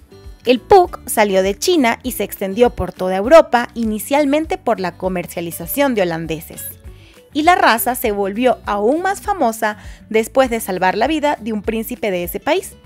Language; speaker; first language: Spanish; native; Spanish